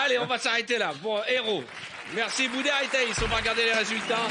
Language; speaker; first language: French; native; French